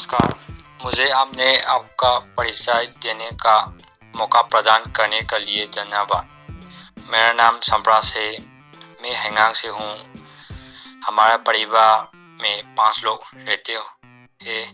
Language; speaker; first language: Hindi; non-native, local second language; Manipuri